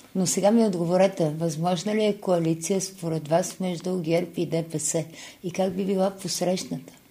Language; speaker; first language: Bulgarian; native; Bulgarian